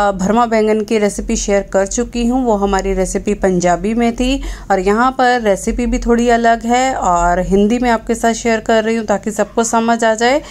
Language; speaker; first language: Hindi; non-native, local second language; Punjabi